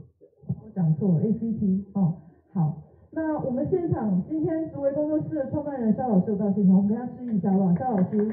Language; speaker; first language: Chinese; native; Chinese